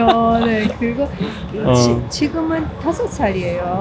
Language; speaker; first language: Korean; non-native, learner; Persian